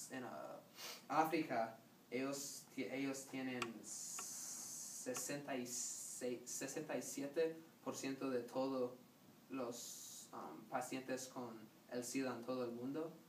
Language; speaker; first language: Spanish; non-native, learner; English